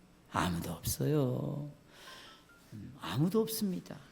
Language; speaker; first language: Korean; native; Korean